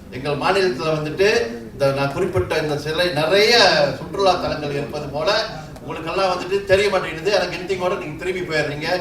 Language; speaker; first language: Tamil; native; Tamil